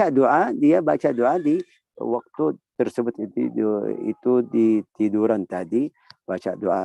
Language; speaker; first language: Indonesian; non-native, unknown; Arabic